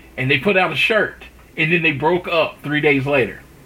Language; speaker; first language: English; native; English